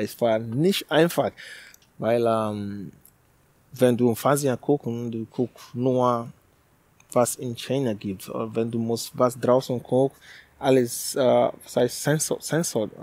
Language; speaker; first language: German; non-native, learner; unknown